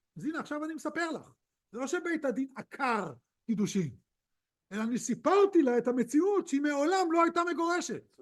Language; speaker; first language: Hebrew; native; Hebrew